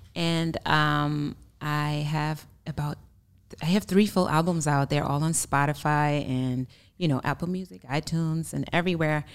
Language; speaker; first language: English; non-native, fluent; German